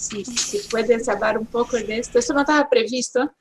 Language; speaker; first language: Spanish; non-native, fluent; Portuguese